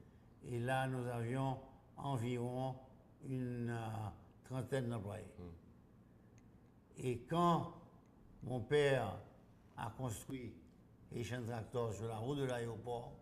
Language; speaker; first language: French; non-native, local second language; Haitian Creole